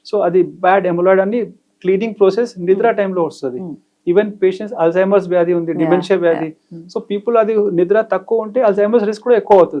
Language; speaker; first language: Telugu; non-native, fluent; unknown